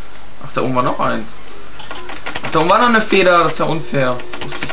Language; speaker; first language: German; native; German